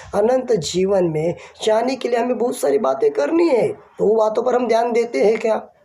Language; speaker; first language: Hindi; non-native, local second language; Marathi